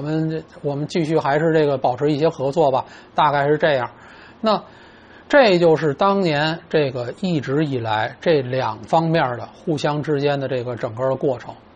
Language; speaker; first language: Chinese; native; Chinese